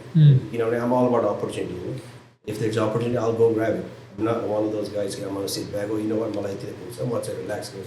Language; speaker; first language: English; non-native, fluent; Nepali